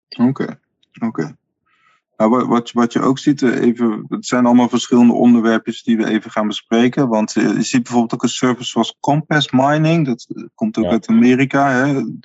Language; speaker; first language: Dutch; native; Dutch